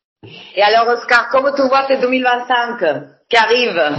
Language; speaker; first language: French; non-native, fluent; Spanish